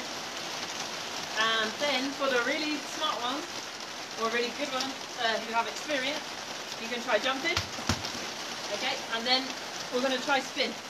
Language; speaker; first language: English; native; English